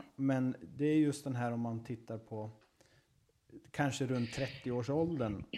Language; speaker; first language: Swedish; native; Swedish